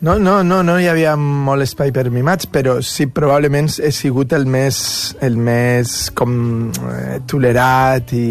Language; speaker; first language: Catalan; non-native, fluent; Spanish